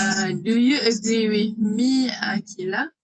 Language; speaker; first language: English; non-native, learner; Malay